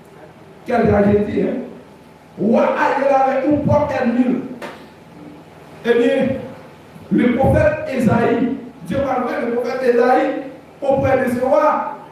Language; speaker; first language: French; non-native, local second language; Haitian Creole